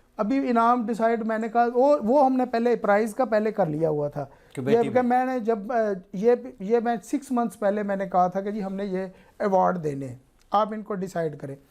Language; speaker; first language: Urdu; non-native, local second language; Punjabi